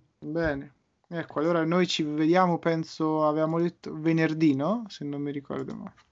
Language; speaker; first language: Italian; native; Italian